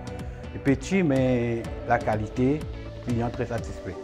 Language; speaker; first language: French; non-native, local second language; Morisyen